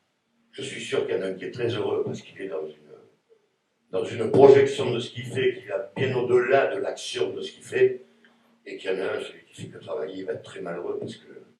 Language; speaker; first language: French; native; French